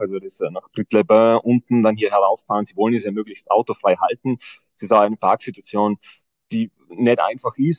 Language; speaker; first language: German; native; German